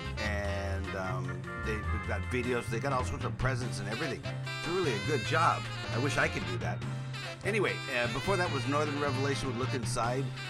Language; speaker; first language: English; native; English